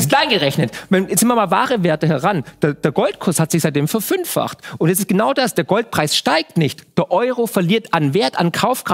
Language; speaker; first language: German; native; German